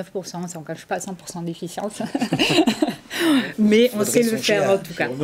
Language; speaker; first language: French; native; French